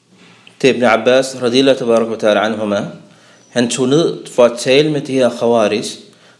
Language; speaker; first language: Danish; early bilingual, other home language; Arabic